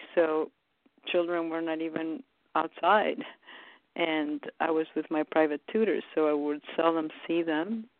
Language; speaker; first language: English; early bilingual, other home language; Romanian